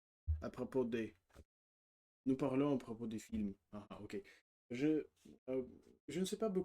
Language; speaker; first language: French; non-native, learner; Russian